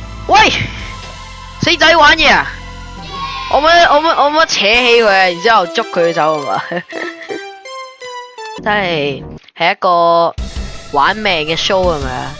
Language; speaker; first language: Chinese; native; Chinese